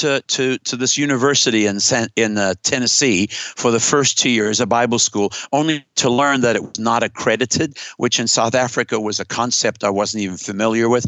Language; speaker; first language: English; native; English